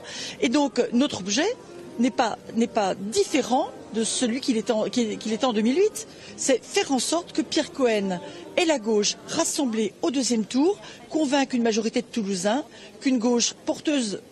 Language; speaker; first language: French; native; French